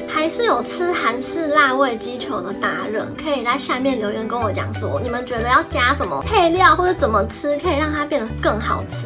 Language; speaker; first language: Chinese; native; Chinese